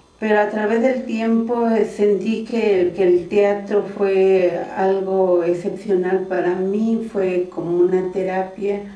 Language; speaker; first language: Spanish; non-native, local second language; Tzotzil